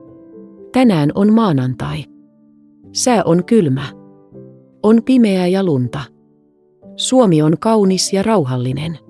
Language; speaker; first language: Finnish; non-native, fluent; Vietnamese